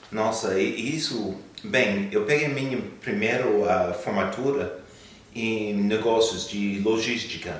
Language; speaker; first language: Portuguese; non-native, fluent; English